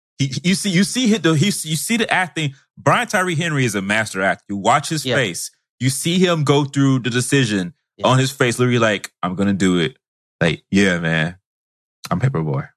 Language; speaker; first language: English; native; English